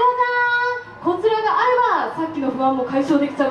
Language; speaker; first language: Japanese; native; Japanese